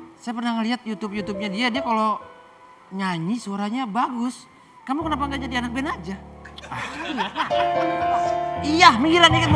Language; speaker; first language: Indonesian; native; Indonesian